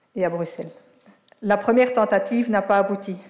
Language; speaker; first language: French; native; French